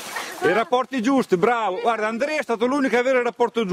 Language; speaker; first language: Italian; native; Italian